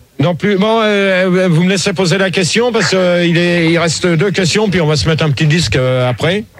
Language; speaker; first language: French; native; French